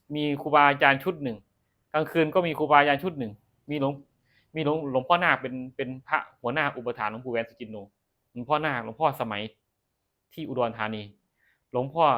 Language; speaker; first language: Thai; non-native, local second language; Northeastern Thai